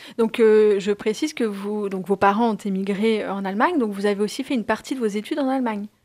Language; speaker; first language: French; native; French